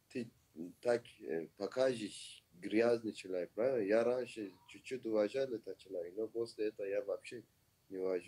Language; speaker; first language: Russian; non-native, learner; Persian